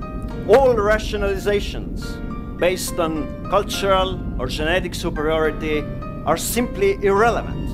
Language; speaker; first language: English; non-native, fluent; Estonian